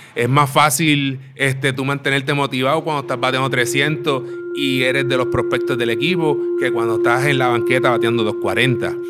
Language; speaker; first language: Spanish; native; Spanish